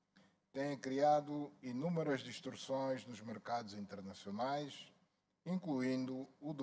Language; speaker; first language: Portuguese; native; Portuguese